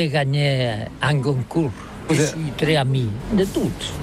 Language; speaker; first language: French; non-native, learner; Catalan